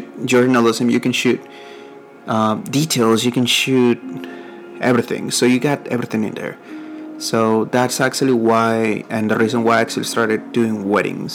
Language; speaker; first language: English; non-native, fluent; Spanish